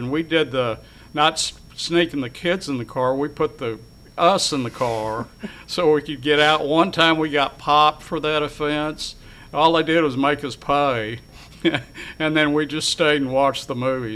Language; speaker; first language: English; native; English